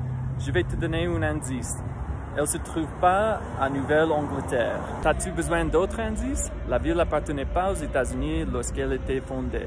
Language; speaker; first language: French; non-native, fluent; English